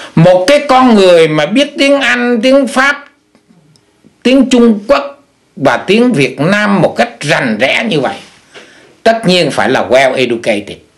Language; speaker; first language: Vietnamese; native; Vietnamese